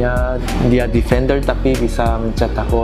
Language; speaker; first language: Indonesian; non-native, learner; Korean